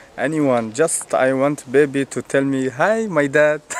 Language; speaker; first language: English; non-native, learner; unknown